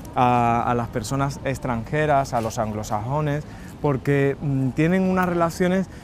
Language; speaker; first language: Spanish; native; Spanish